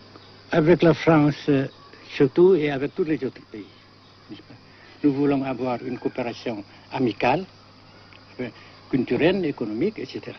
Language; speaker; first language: French; non-native, local second language; Vietnamese